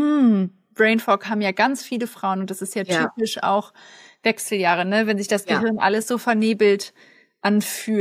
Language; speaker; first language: German; native; German